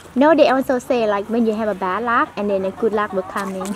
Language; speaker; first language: English; non-native, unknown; Thai